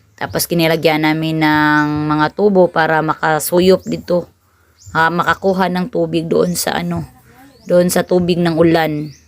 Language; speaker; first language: Filipino; non-native, local second language; Cebuano